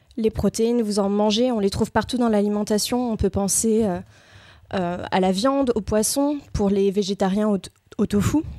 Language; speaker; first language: French; native; French